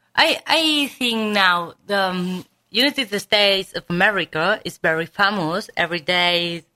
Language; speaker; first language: English; non-native, learner; Catalan